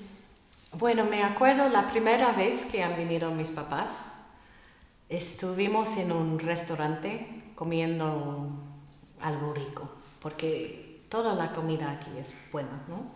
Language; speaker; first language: Spanish; non-native, fluent; English